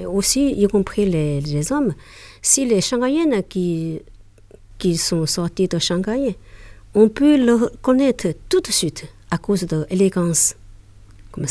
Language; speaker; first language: French; non-native, learner; Chinese